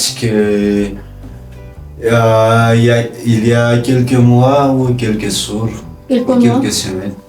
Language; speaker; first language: French; non-native, local second language; Malagasy